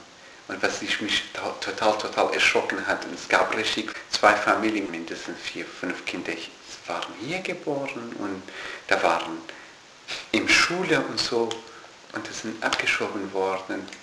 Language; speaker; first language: German; non-native, learner; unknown